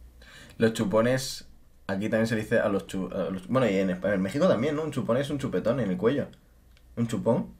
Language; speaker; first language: Spanish; native; Spanish